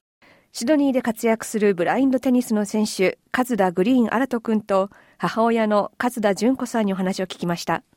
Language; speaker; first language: Japanese; native; Japanese